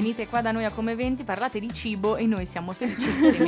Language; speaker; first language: Italian; native; Italian